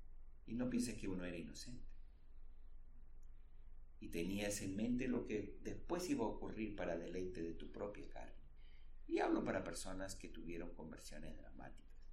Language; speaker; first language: Spanish; native; Spanish